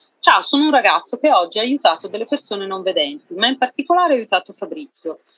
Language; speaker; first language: Italian; native; Italian